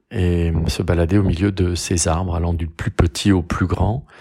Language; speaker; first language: French; native; French